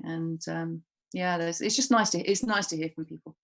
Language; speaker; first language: English; native; English